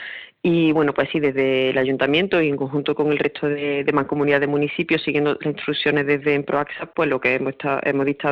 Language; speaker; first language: Spanish; native; Spanish